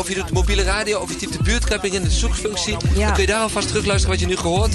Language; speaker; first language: Dutch; native; Dutch